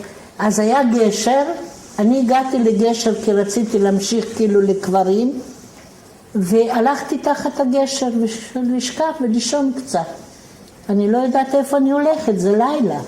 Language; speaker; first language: Hebrew; non-native, fluent; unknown